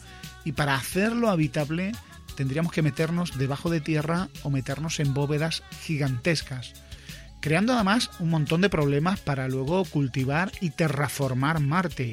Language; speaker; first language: Spanish; native; Spanish